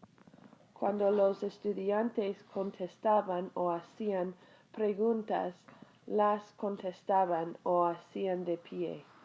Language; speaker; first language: Spanish; non-native, fluent; English